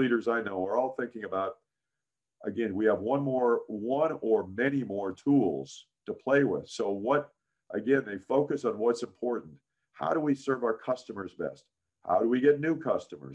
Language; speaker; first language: English; native; English